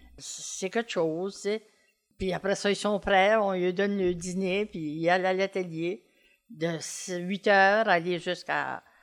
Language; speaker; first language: French; native; French